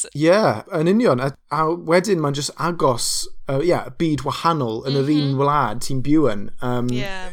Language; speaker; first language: Welsh; non-native, local second language; English